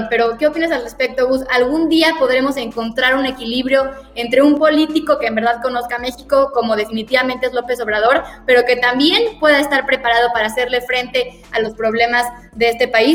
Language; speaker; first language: Spanish; native; Spanish